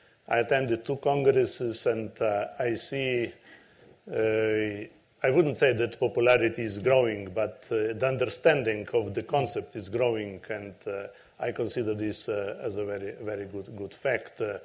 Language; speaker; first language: English; non-native, fluent; Slovenian